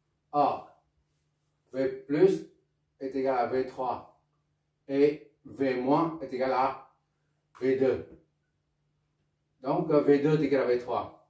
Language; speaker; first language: French; non-native, local second language; Arabic